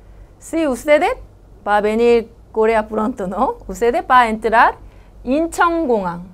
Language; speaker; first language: Spanish; non-native, learner; Korean